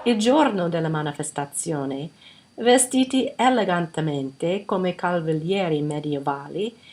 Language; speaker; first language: Italian; non-native, fluent; English